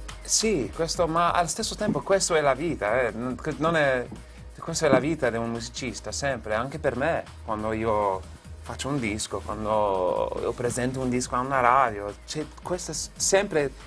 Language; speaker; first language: Italian; non-native, fluent; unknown